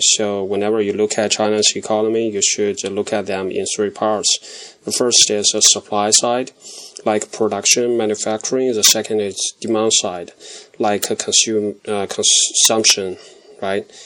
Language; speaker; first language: English; non-native, fluent; Chinese